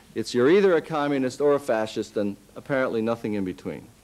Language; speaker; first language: English; native; English